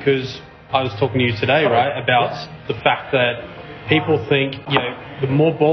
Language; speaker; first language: English; native; English